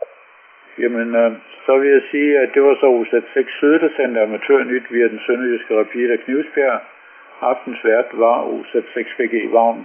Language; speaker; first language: Danish; native; Danish